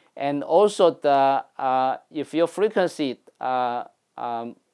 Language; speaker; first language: English; non-native, fluent; Chinese